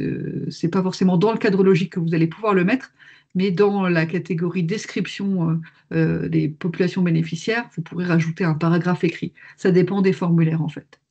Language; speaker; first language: French; native; French